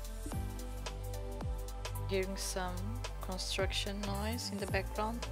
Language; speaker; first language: English; non-native, fluent; Portuguese